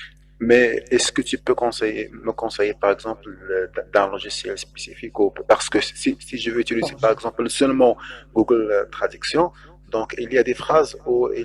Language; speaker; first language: French; non-native, local second language; Arabic